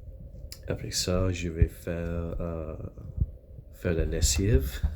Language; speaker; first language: French; non-native, local second language; English